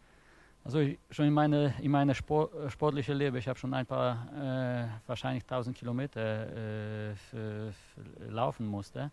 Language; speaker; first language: German; non-native, fluent; Polish